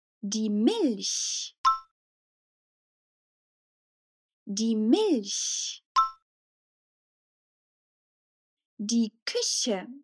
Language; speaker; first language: German; non-native, fluent; Portuguese